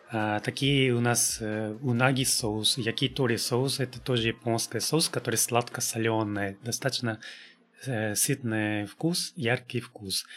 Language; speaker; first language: Russian; non-native, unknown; Japanese